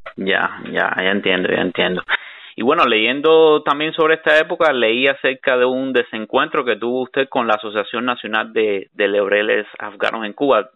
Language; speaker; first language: Spanish; native; Spanish